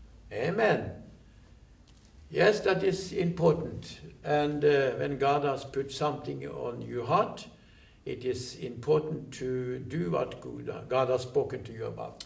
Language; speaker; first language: English; non-native, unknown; Norwegian